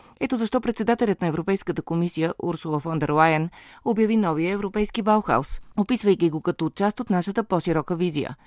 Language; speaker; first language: Bulgarian; native; Bulgarian